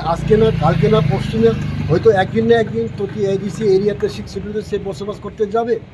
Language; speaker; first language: Bangla; non-native, local second language; Kok Borok